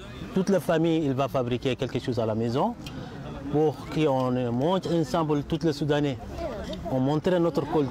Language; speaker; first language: French; non-native, learner; Arabic